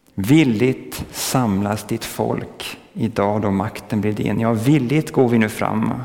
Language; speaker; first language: Swedish; early bilingual, other home language; French